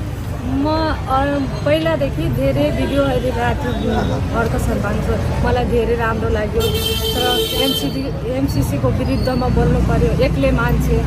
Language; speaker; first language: Nepali; non-native, local second language; Maithili